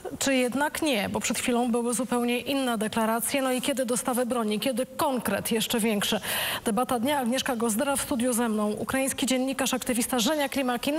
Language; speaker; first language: Polish; native; Polish